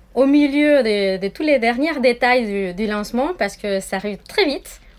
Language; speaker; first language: French; non-native, fluent; Spanish